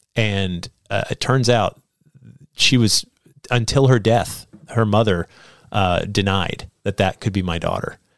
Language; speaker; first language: English; native; English